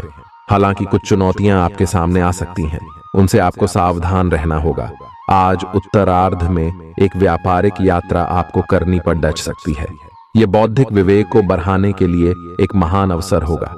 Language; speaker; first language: Hindi; native; Hindi